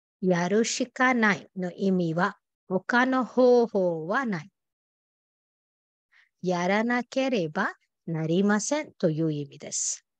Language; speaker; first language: Japanese; non-native, fluent; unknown